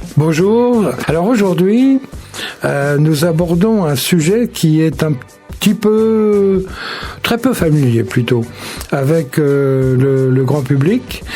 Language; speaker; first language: French; native; French